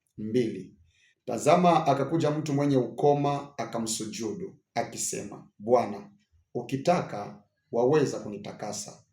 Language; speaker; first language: Swahili; native; Swahili